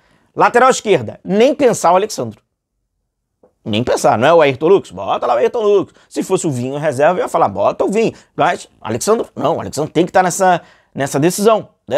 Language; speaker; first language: Portuguese; native; Portuguese